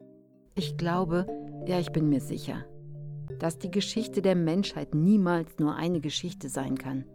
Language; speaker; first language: German; native; German